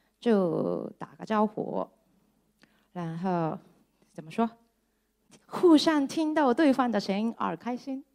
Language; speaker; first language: Chinese; non-native, fluent; Japanese